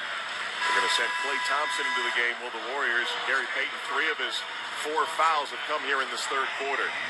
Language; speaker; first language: English; native; English